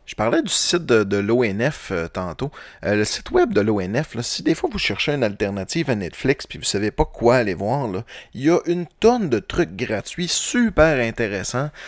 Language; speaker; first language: French; native; French